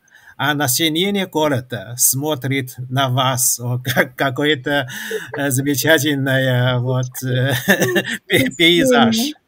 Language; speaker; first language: Russian; non-native, fluent; Chinese